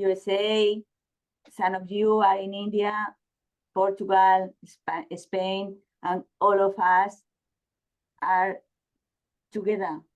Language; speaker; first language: English; non-native, learner; Spanish